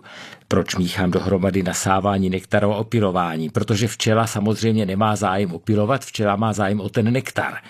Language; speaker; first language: Czech; native; Czech